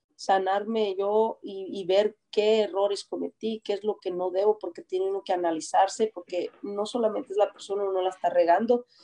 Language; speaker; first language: Spanish; native; Spanish